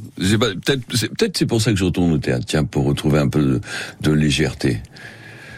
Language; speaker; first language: French; non-native, local second language; Spanish